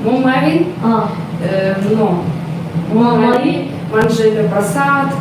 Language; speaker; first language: French; non-native, learner; Russian